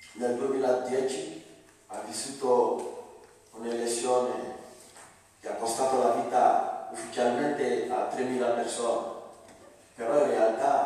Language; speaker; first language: Italian; non-native, fluent; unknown